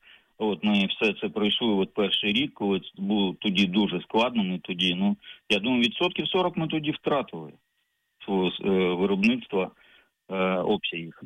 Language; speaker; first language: Ukrainian; native; Ukrainian